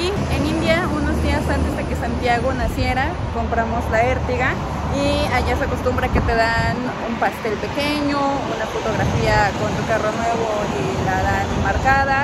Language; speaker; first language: Spanish; native; Spanish